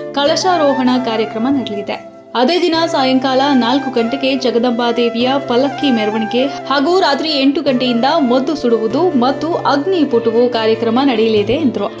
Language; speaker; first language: Kannada; native; Kannada